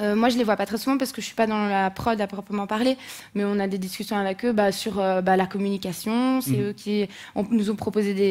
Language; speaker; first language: French; native; French